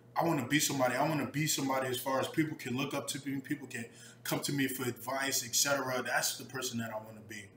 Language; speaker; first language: English; native; English